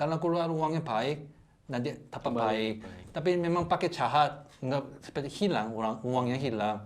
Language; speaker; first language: Indonesian; non-native, learner; Korean